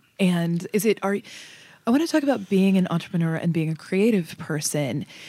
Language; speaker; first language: English; native; English